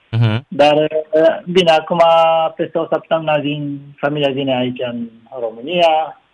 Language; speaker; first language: Romanian; non-native, fluent; Japanese